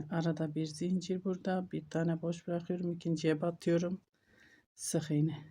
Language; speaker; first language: Turkish; native; Turkish